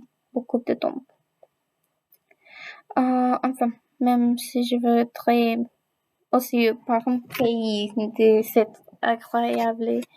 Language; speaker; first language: French; non-native, learner; Spanish